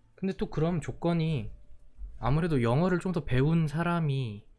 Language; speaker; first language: Korean; native; Korean